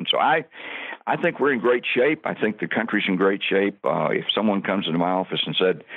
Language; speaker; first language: English; native; English